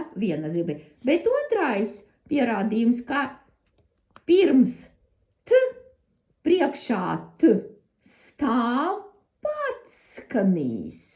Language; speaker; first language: Latvian; non-native, learner; Russian